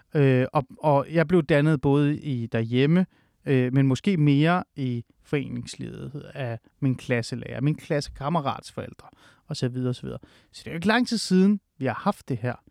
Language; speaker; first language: Danish; early bilingual, other home language; Persian